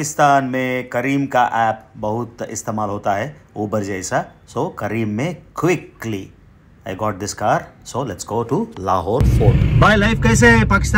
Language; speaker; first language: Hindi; non-native, local second language; Telugu